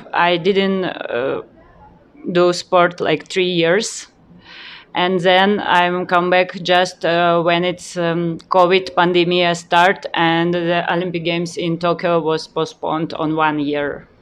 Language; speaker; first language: English; non-native, learner; Ukrainian